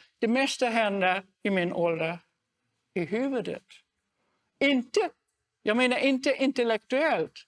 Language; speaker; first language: Swedish; non-native, fluent; German